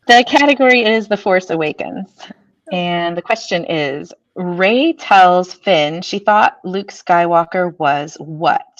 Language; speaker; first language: English; native; English